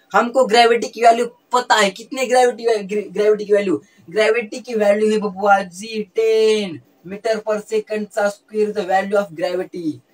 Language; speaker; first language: Hindi; non-native, local second language; Marathi